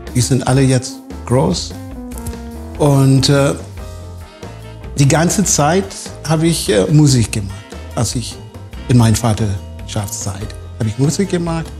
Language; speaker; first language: German; non-native, fluent; English